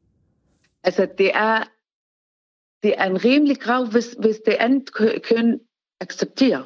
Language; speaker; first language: Danish; non-native, learner; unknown